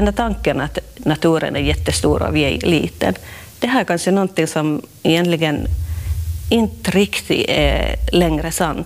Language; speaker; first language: Swedish; non-native, fluent; Finnish